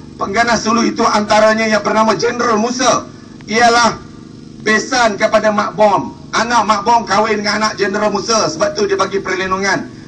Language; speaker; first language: Malay; native; Malay